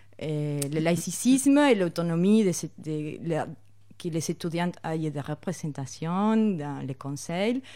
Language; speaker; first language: French; non-native, fluent; Spanish